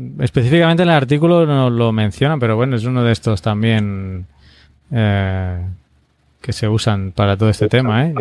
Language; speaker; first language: Spanish; native; Spanish